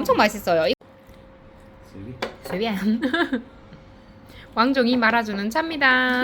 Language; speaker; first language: Korean; native; Korean